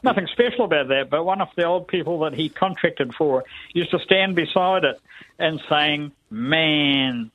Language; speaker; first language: English; native; English